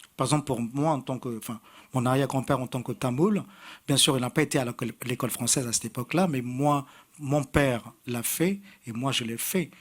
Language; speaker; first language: French; native; French